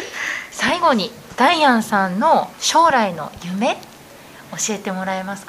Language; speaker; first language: Japanese; native; Japanese